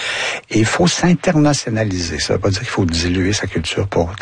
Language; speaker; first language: French; native; French